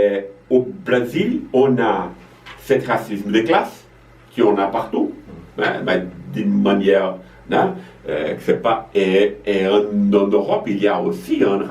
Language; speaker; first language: French; non-native, fluent; Portuguese